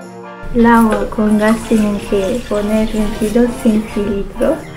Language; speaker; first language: Spanish; early bilingual, heritage; Spanish